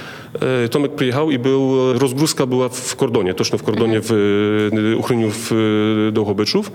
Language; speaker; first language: Polish; non-native, learner; Ukrainian